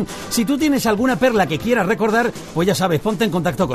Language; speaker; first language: Spanish; native; Spanish